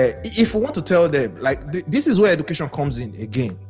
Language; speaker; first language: English; non-native, local second language; Yoruba